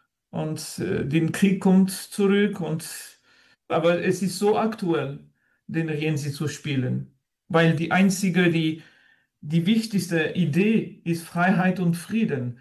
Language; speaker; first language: German; non-native, fluent; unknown